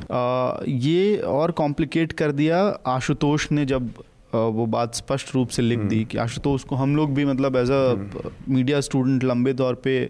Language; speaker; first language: Hindi; native; Hindi